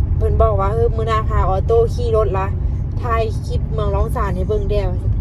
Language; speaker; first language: Thai; native; Thai